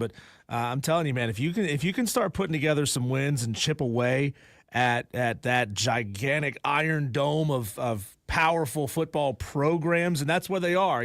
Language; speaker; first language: English; native; English